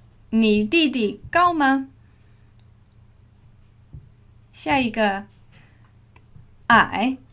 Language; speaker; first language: Chinese; non-native, fluent; English